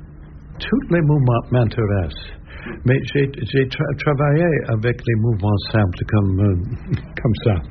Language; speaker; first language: French; non-native, learner; English